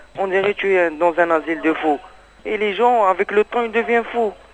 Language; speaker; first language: French; non-native, learner; Arabic